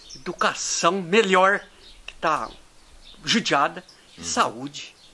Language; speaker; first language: Portuguese; native; Portuguese